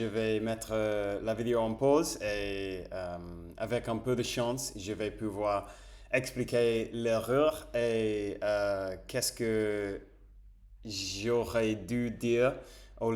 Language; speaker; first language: French; non-native, fluent; Spanish